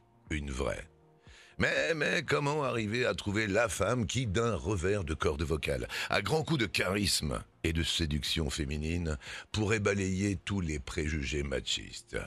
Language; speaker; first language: French; native; French